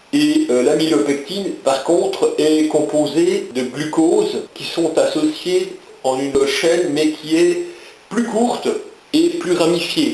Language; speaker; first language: French; native; French